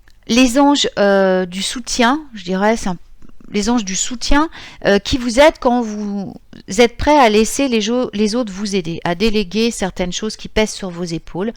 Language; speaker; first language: French; native; French